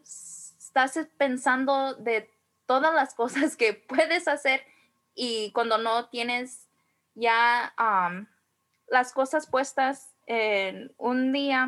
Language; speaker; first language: Spanish; early bilingual, heritage; Spanish